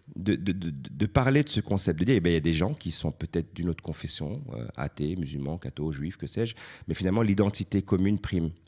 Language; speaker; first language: French; native; French